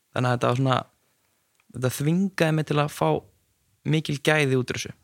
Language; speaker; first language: Icelandic; native; Icelandic